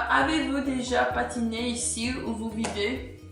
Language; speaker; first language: French; non-native, learner; English